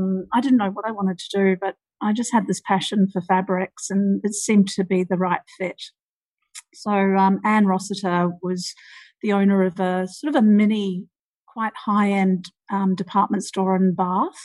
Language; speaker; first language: English; native; English